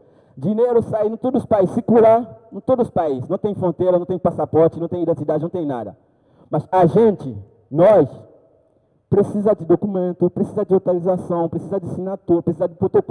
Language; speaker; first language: Portuguese; non-native, learner; Haitian Creole